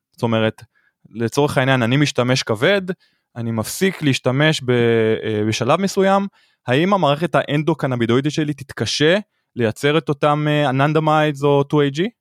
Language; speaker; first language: Hebrew; native; Hebrew